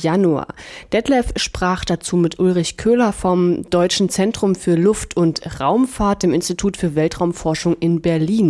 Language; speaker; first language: German; native; German